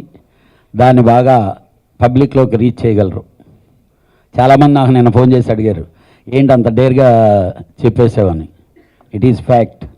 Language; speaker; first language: Telugu; native; Telugu